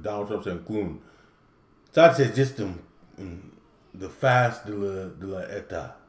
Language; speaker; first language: French; non-native, learner; English